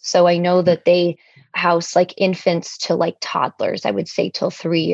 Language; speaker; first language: English; native; English